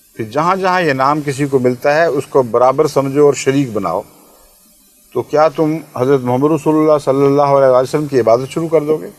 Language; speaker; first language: Urdu; non-native, local second language; Punjabi